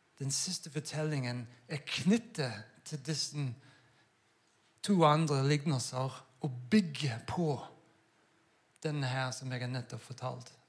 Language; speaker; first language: Norwegian; non-native, fluent; English